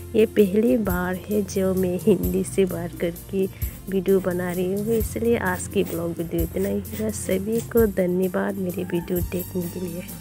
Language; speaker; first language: Hindi; non-native, local second language; Kok Borok